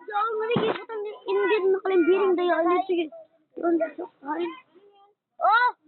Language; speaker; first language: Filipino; non-native, local second language; Cebuano